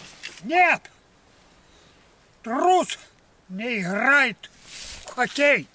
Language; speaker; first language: Russian; native; Russian